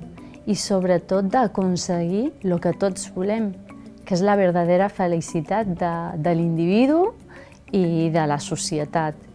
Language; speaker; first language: Catalan; early bilingual, other home language; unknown